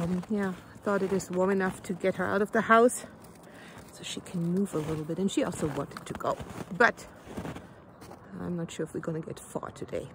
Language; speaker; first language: English; non-native, fluent; German